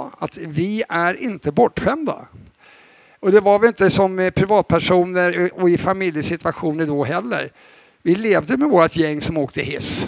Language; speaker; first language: Swedish; native; Swedish